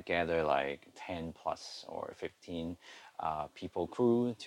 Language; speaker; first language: English; non-native, local second language; Cantonese